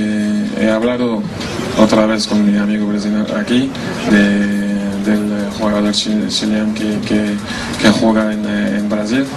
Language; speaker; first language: Spanish; non-native, fluent; French